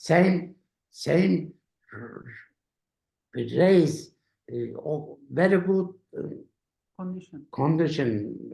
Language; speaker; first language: English; non-native, learner; Turkish